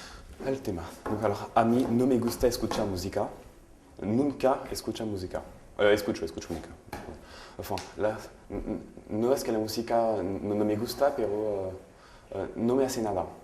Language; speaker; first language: Spanish; non-native, learner; French